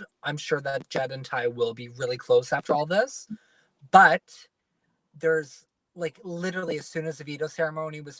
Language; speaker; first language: English; native; English